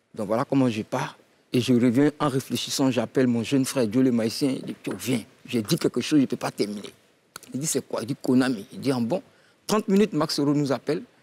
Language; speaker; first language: French; non-native, local second language; Dyula